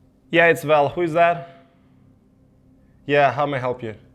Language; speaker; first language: English; non-native, fluent; Ukrainian